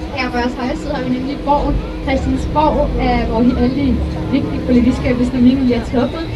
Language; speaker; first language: Danish; non-native, fluent; English